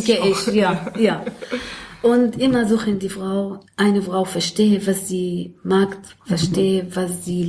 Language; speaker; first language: German; non-native, learner; Arabic